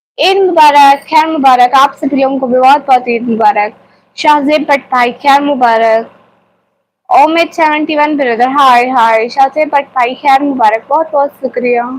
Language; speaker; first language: Urdu; non-native, local second language; Punjabi